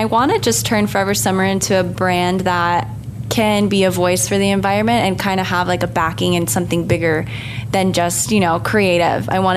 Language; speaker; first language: English; native; English